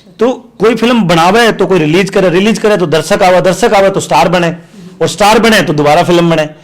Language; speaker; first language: Hindi; native; Hindi